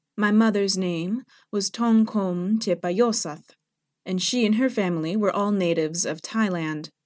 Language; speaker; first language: English; non-native, fluent; Thai